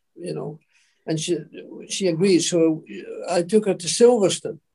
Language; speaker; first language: English; native; English